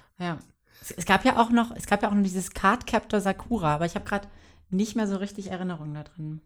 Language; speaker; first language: German; native; German